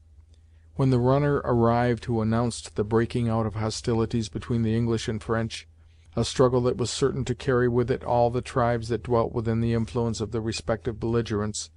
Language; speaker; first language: English; native; English